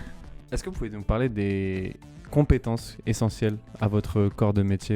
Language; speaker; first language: French; non-native, fluent; Danish